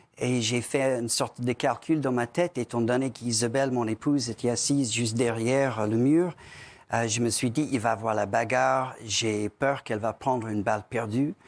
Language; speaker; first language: French; non-native, fluent; English